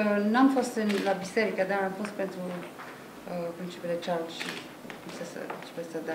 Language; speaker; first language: Romanian; non-native, fluent; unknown